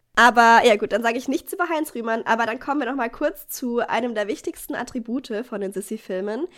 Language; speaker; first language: German; native; German